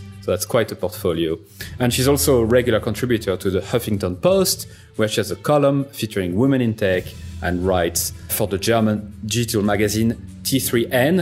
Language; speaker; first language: English; non-native, fluent; French